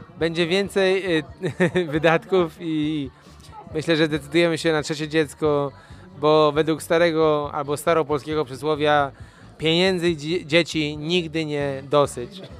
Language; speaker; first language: Polish; native; Polish